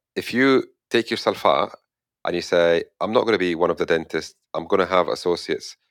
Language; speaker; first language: English; non-native, fluent; Arabic